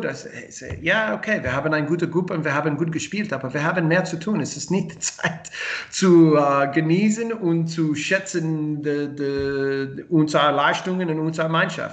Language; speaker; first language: German; non-native, learner; English